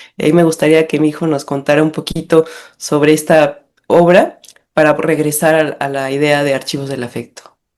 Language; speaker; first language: Spanish; native; Spanish